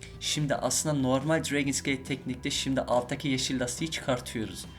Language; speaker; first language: Turkish; early bilingual, heritage; Turkish